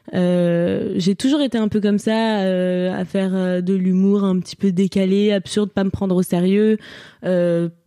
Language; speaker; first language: French; native; French